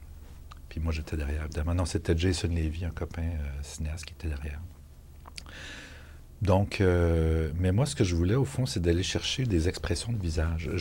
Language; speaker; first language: French; native; French